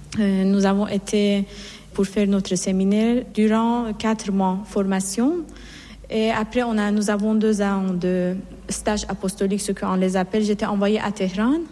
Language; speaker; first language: French; non-native, fluent; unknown